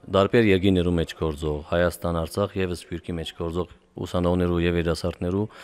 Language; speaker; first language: Armenian; early bilingual, heritage; Armenian